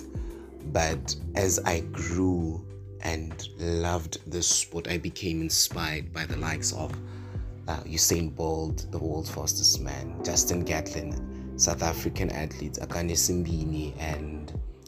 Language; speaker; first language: English; non-native, local second language; Northern Sotho